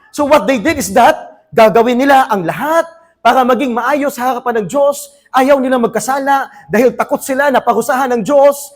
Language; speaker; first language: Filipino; native; Filipino